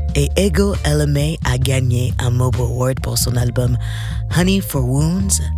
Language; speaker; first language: French; non-native, fluent; English